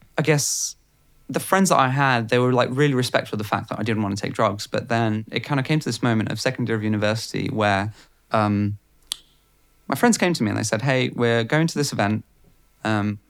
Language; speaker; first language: English; non-native, fluent; Bulgarian